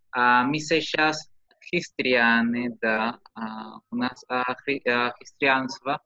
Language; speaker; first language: Russian; non-native, learner; Spanish